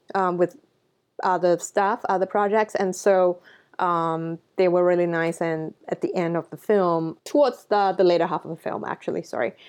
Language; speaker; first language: English; non-native, local second language; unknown